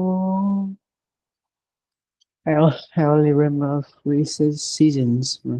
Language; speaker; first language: English; non-native, learner; Vietnamese